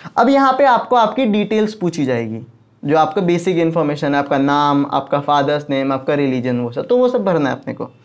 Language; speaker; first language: Hindi; non-native, local second language; Marwari